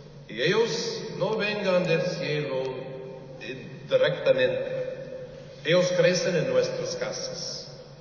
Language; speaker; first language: Spanish; non-native, learner; English